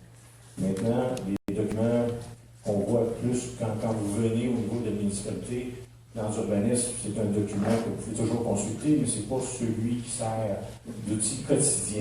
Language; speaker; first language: French; native; French